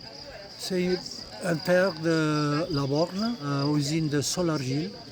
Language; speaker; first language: French; non-native, fluent; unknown